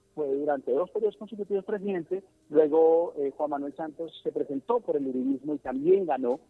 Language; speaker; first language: Spanish; native; Spanish